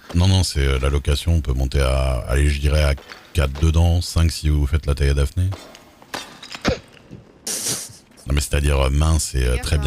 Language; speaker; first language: French; native; French